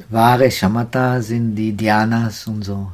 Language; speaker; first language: German; non-native, learner; Czech